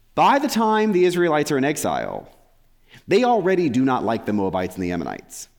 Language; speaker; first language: English; native; English